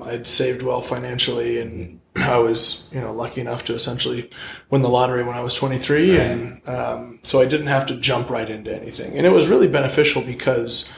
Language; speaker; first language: English; native; English